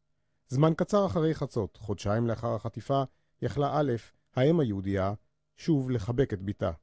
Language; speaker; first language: Hebrew; native; Hebrew